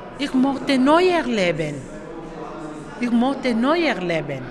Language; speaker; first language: German; non-native, learner; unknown